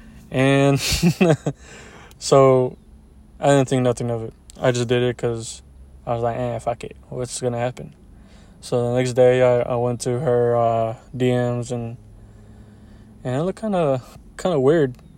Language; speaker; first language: English; early bilingual, other home language; Spanish